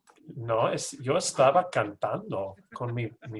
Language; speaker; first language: Spanish; non-native, learner; English